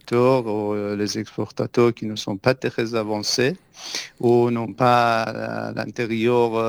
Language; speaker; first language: French; non-native, fluent; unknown